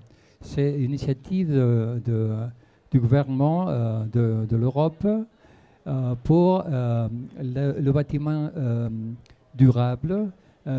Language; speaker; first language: French; non-native, fluent; Spanish